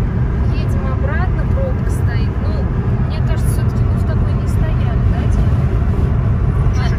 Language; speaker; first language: Russian; native; Russian